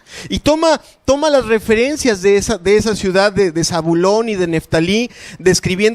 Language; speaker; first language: Spanish; native; Spanish